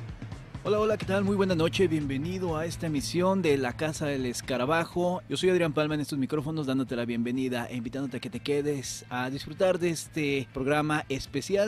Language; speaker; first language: Spanish; native; Spanish